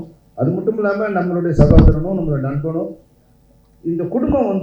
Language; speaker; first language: Tamil; native; Tamil